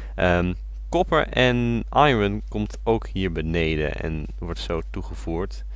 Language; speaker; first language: Dutch; native; Dutch